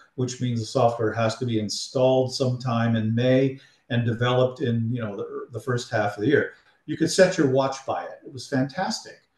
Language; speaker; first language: English; native; English